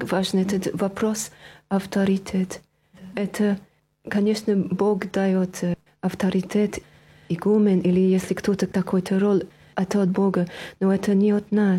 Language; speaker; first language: Russian; non-native, fluent; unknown